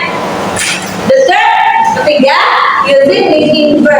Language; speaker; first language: English; non-native, fluent; Indonesian